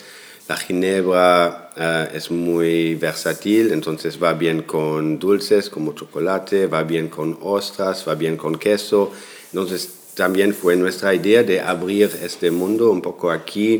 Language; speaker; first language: Spanish; non-native, fluent; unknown